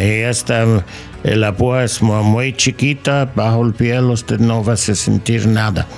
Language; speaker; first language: Spanish; non-native, learner; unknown